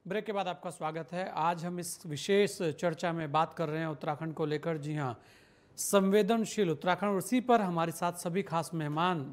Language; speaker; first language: Hindi; native; Hindi